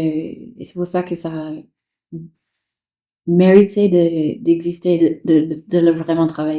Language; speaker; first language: French; non-native, fluent; English